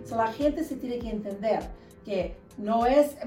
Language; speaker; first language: Spanish; early bilingual, heritage; Spanish